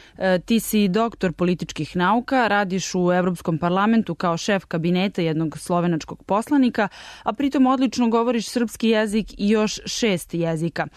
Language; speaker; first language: Serbian; native; Serbian